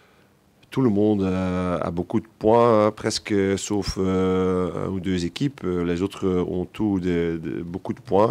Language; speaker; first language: French; non-native, local second language; Dutch